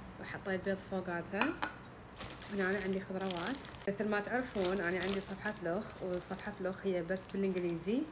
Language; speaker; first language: Arabic; early bilingual, heritage; Arabic